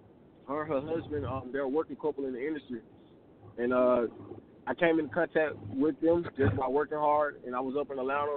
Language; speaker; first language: English; native; English